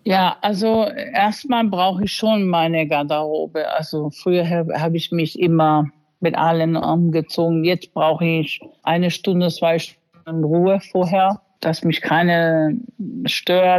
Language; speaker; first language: German; non-native, fluent; English